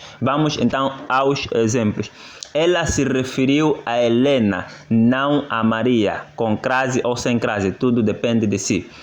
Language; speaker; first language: Portuguese; native; Portuguese